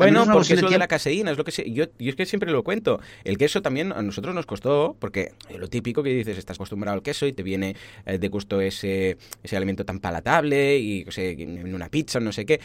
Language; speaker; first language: Spanish; native; Spanish